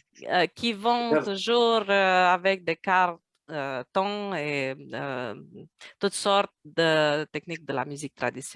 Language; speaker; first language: French; non-native, fluent; Romanian